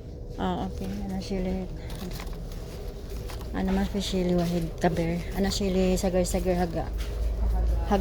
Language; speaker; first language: Arabic; non-native, learner; Filipino